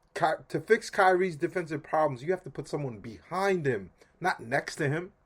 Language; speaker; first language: English; native; English